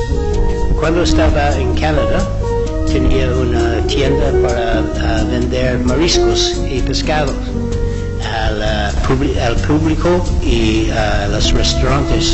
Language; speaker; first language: Spanish; non-native, fluent; English